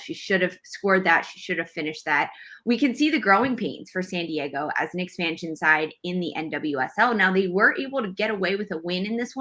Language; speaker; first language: English; native; English